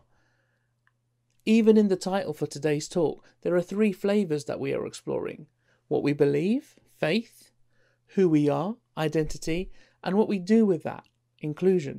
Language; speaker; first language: English; native; English